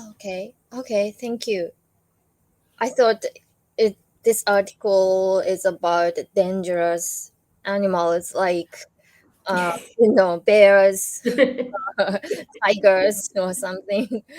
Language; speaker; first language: English; non-native, learner; Japanese